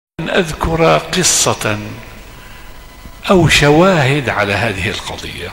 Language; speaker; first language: Arabic; native; Arabic